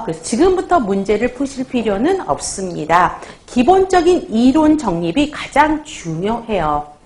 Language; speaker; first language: Korean; native; Korean